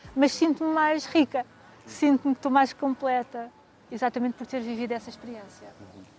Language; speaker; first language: Portuguese; native; Portuguese